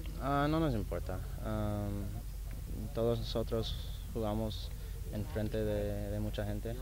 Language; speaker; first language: Spanish; non-native, learner; English